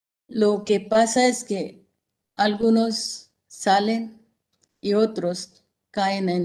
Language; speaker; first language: Spanish; non-native, fluent; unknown